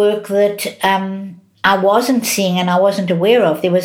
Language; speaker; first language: English; native; English